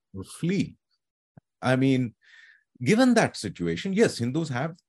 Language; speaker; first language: English; non-native, local second language; Telugu